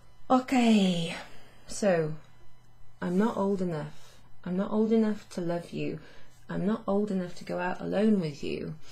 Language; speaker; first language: English; native; English